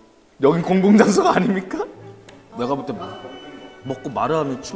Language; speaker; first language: Korean; native; Korean